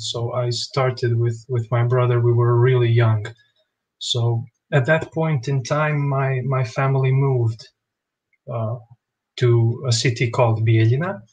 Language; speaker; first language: English; non-native, fluent; Bosnian